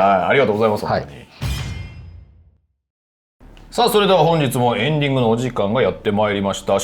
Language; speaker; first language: Japanese; native; Japanese